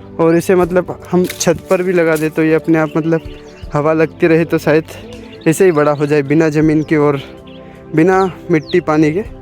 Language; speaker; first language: Hindi; non-native, local second language; Bhili